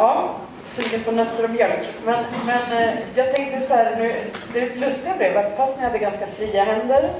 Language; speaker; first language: Swedish; native; Swedish